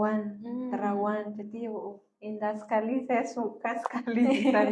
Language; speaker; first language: Indonesian; non-native, fluent; Malagasy